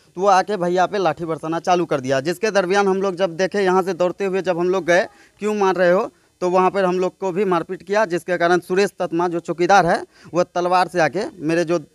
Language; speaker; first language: Hindi; native; Hindi